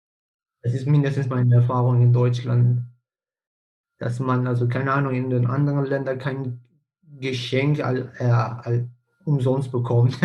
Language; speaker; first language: German; non-native, fluent; Persian